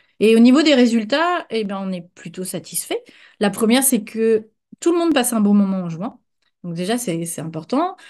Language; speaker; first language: French; native; French